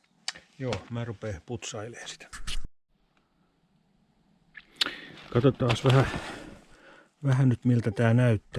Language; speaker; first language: Finnish; native; Finnish